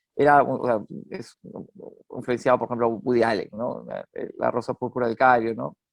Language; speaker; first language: Spanish; native; Spanish